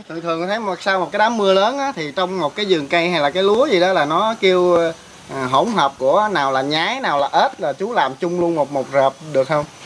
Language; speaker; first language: Vietnamese; native; Vietnamese